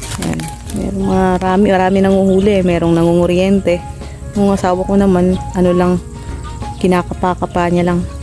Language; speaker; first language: Filipino; non-native, local second language; Waray